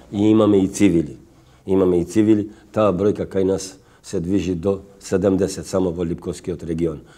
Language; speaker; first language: Macedonian; non-native, local second language; Albanian